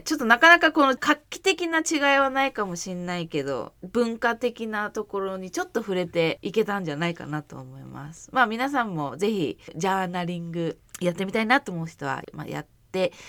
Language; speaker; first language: Japanese; early bilingual, heritage; Japanese